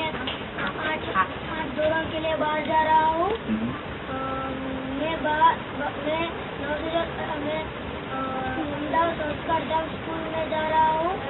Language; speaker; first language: Hindi; non-native, local second language; Gujarati